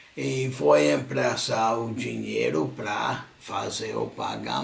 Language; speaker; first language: Portuguese; non-native, fluent; English